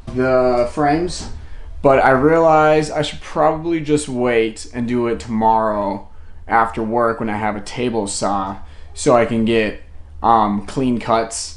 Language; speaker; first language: English; native; English